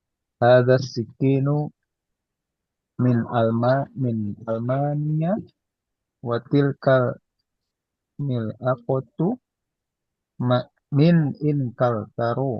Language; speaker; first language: Arabic; non-native, learner; Indonesian